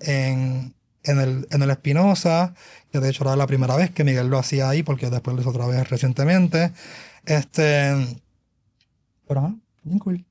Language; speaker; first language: Spanish; native; Spanish